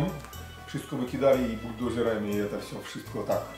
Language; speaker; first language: Polish; non-native, learner; Russian